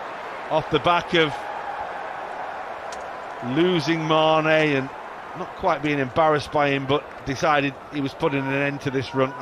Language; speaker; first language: English; native; English